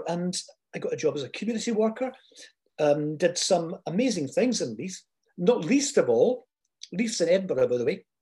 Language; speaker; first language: English; native; English